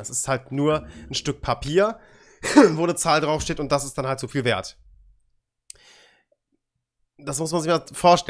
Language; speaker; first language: German; native; German